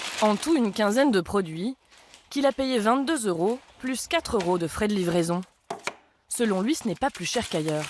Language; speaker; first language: French; native; French